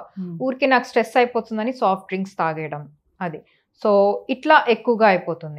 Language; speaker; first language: Telugu; native; Telugu